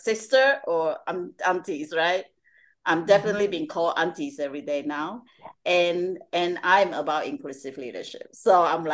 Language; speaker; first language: English; non-native, local second language; Chinese